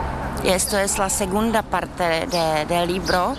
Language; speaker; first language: Spanish; non-native, fluent; Czech